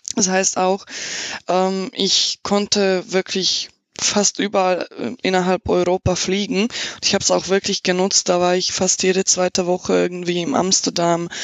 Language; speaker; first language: German; non-native, fluent; Slovak